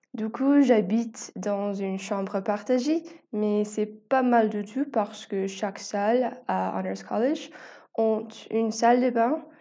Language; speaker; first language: French; non-native, fluent; English